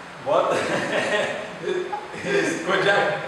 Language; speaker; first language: English; non-native, learner; Portuguese